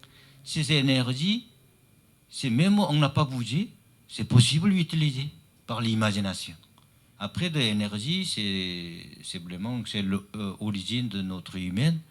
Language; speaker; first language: French; non-native, learner; Chinese